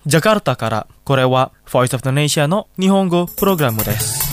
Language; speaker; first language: Japanese; non-native, fluent; Indonesian